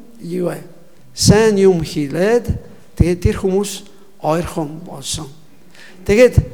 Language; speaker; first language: Mongolian; non-native, learner; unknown